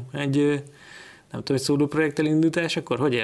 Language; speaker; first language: Hungarian; native; Hungarian